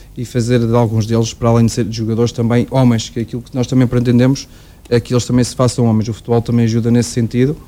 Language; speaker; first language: Portuguese; native; Portuguese